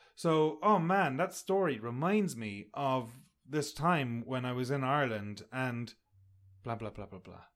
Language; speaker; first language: English; native; English